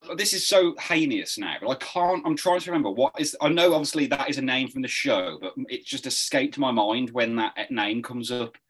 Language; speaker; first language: English; native; English